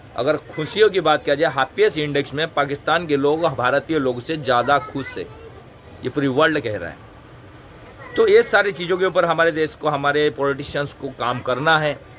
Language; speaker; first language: Hindi; native; Hindi